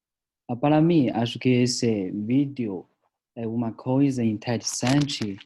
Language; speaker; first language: Portuguese; non-native, learner; Chinese